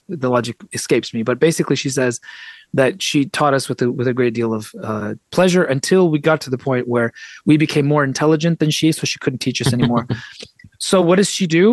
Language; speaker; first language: English; early bilingual, other home language; Russian